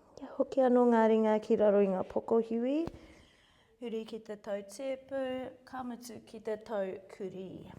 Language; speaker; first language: Māori; non-native, local second language; English